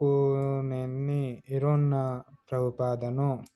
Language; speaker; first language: Japanese; non-native, fluent; Hindi